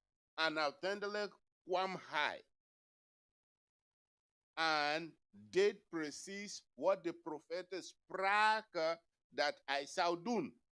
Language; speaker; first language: Dutch; non-native, fluent; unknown